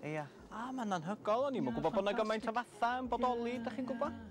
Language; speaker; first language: Welsh; native; Welsh